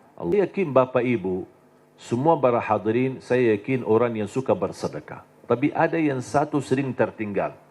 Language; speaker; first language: Indonesian; non-native, fluent; Arabic